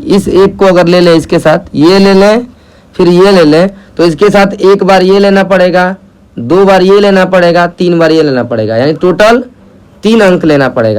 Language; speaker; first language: Hindi; native; Hindi